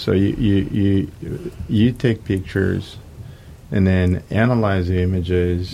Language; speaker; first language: English; non-native, fluent; Japanese